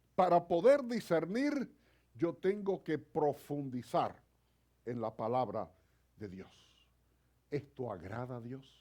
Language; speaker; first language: Spanish; native; Spanish